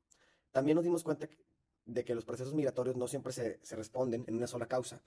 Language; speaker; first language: Spanish; native; Spanish